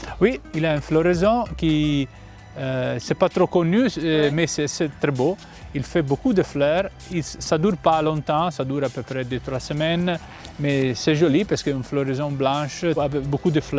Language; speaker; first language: French; non-native, fluent; Italian